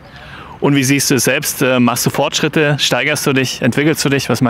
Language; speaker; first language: German; native; German